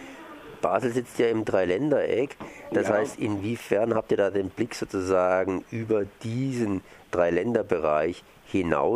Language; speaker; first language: German; native; German